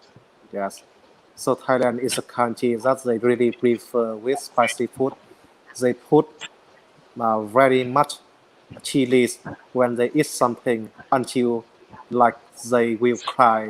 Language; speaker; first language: English; non-native, learner; Vietnamese